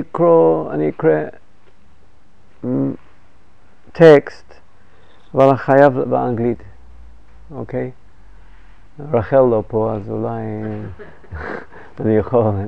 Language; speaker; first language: Hebrew; non-native, fluent; English